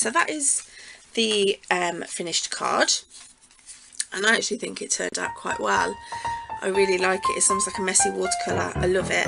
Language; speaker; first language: English; native; English